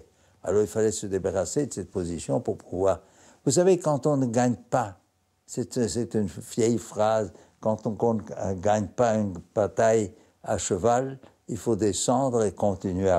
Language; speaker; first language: French; non-native, fluent; German